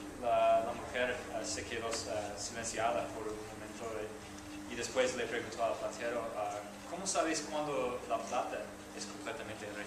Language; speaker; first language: Spanish; non-native, fluent; English